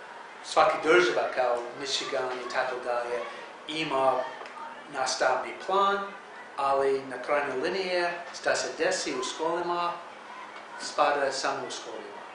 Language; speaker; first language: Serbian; non-native, learner; English